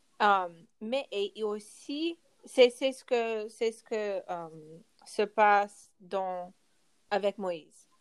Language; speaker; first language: French; non-native, learner; English